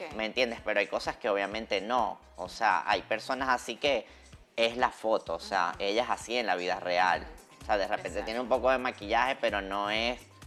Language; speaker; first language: Spanish; native; Spanish